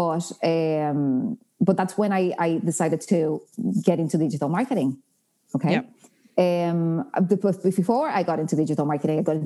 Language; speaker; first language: English; non-native, fluent; Spanish